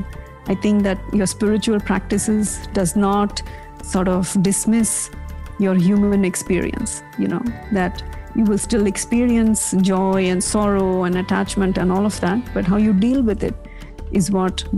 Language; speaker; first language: English; non-native, local second language; Kannada